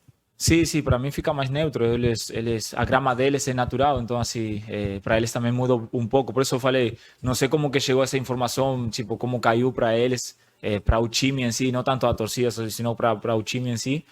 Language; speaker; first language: Portuguese; non-native, fluent; Spanish